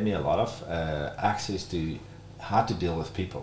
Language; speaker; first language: English; non-native, local second language; Afrikaans